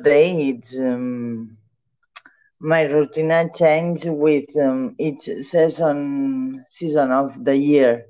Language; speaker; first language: English; non-native, learner; Catalan